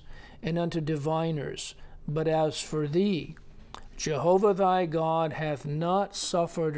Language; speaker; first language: English; native; English